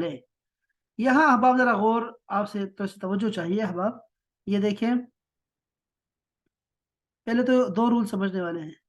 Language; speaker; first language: Urdu; native; Urdu